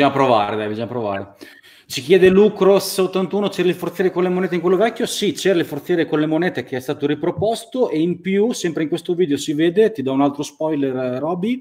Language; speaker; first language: Italian; native; Italian